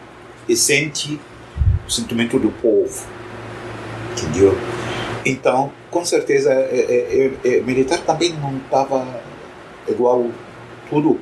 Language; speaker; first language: Portuguese; non-native, fluent; Arabic